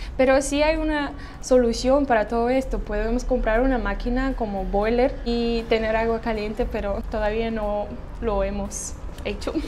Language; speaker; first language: Spanish; non-native, fluent; Russian